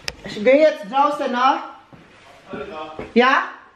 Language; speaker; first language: German; non-native, learner; Filipino